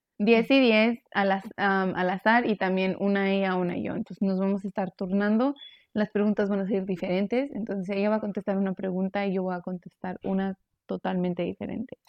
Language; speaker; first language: Spanish; early bilingual, heritage; Spanish